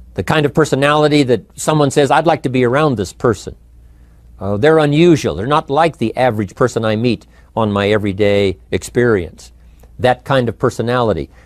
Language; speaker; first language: English; native; English